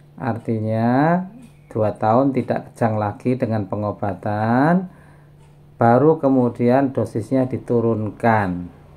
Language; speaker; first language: Indonesian; native; Indonesian